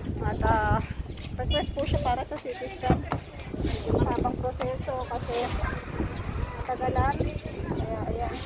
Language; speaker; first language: Filipino; native; Filipino